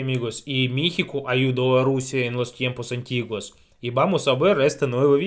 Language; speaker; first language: Spanish; non-native, learner; Russian